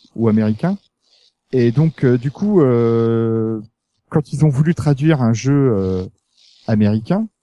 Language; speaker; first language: French; native; French